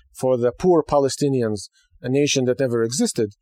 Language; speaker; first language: English; non-native, fluent; Hebrew